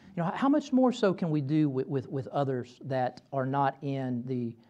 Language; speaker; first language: English; native; English